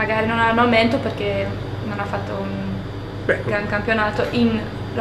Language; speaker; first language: Italian; non-native, fluent; English